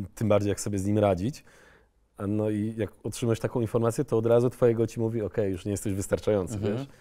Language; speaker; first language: Polish; native; Polish